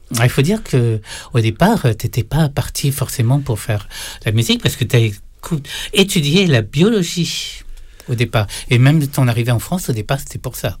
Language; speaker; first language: French; native; French